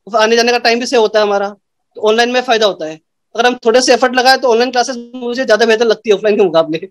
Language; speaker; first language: Hindi; native; Hindi